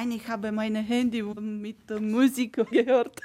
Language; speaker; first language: German; non-native, learner; Romanian